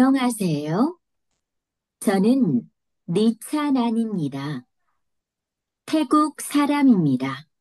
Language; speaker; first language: Korean; non-native, learner; Nepali